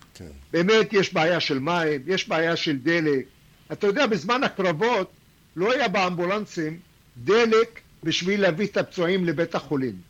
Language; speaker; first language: Hebrew; non-native, local second language; Arabic